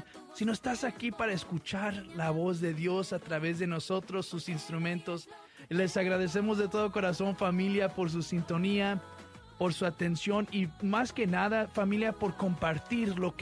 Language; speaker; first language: Spanish; early bilingual, heritage; Spanish